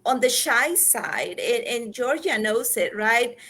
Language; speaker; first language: English; non-native, fluent; Spanish